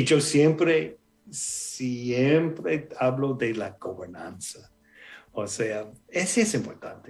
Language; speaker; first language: Spanish; non-native, fluent; English